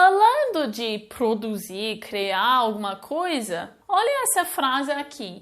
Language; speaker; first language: Portuguese; non-native, fluent; English